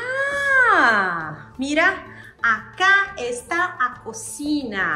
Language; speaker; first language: Spanish; non-native, learner; Portuguese